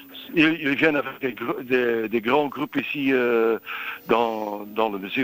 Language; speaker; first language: French; non-native, local second language; Dutch